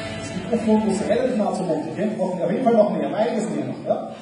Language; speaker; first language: German; native; German